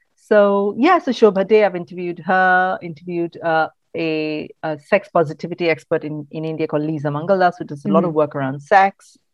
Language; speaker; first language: English; non-native, local second language; Malayalam